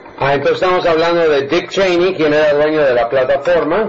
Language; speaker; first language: Spanish; native; Spanish